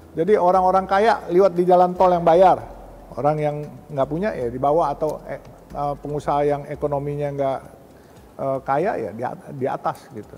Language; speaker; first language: Indonesian; native; Indonesian